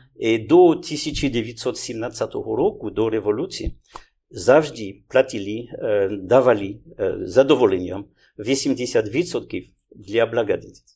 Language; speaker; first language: Ukrainian; non-native, learner; French